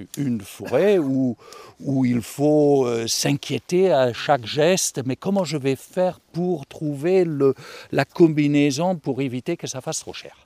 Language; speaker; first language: French; non-native, fluent; German